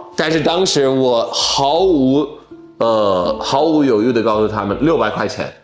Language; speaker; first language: Chinese; non-native, fluent; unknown